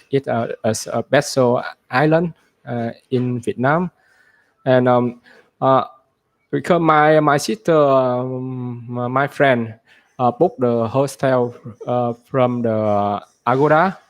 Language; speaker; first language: English; non-native, learner; Vietnamese